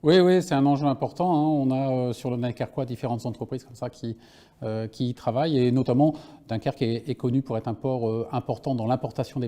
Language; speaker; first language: French; native; French